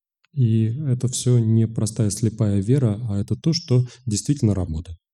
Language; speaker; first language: Russian; native; Russian